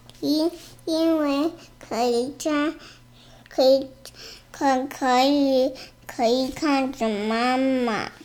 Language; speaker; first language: Chinese; early bilingual, other home language; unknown